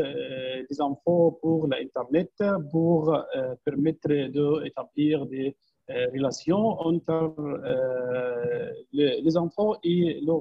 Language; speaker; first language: French; non-native, fluent; Arabic